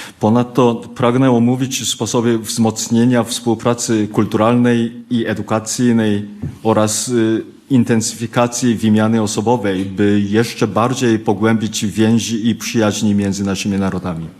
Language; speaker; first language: Polish; non-native, fluent; Korean